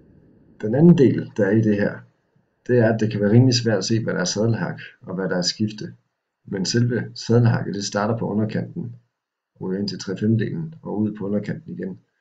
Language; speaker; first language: Danish; native; Danish